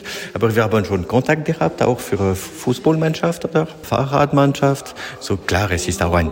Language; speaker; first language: German; non-native, local second language; French